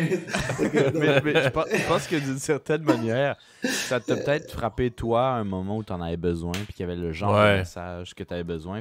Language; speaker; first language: French; native; French